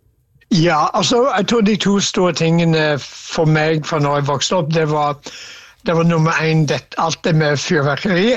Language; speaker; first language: Norwegian; non-native, fluent; English